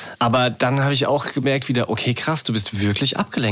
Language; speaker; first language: German; native; German